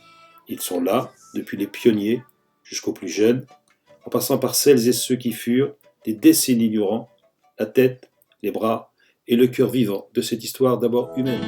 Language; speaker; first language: French; native; French